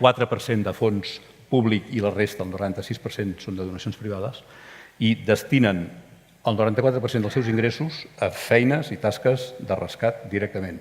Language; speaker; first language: Catalan; native; Catalan